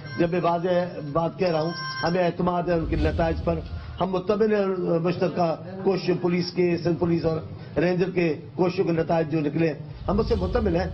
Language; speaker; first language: Urdu; non-native, local second language; Sindhi